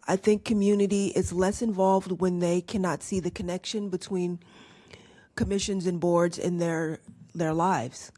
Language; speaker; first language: English; native; English